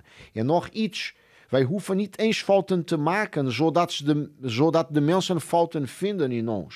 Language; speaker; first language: Dutch; non-native, fluent; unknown